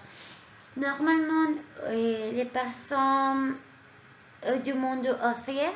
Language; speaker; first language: French; non-native, learner; Spanish